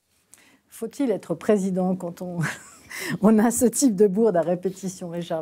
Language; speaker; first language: French; native; French